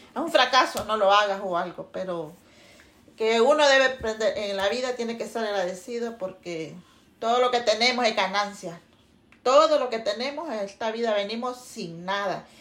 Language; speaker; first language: Spanish; native; Spanish